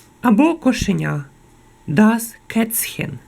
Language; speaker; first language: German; non-native, fluent; Ukrainian